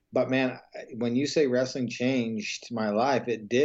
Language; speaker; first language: English; native; English